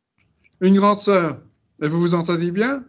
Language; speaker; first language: French; non-native, fluent; Dutch